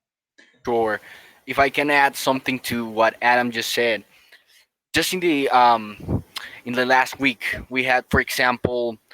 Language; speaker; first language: English; non-native, fluent; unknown